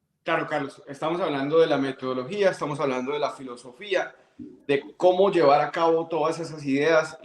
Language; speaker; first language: Spanish; native; Spanish